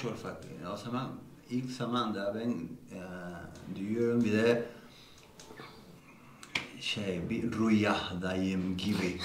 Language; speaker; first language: Turkish; non-native, learner; Spanish